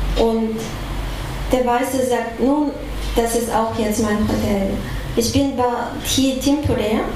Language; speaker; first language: German; non-native, fluent; Russian